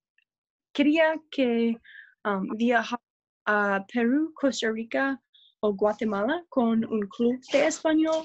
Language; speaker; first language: Spanish; non-native, learner; English